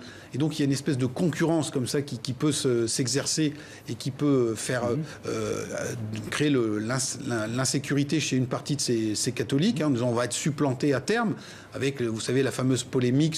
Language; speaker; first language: French; native; French